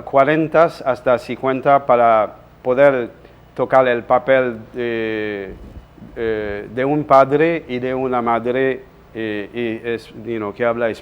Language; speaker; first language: Spanish; non-native, local second language; Haitian Creole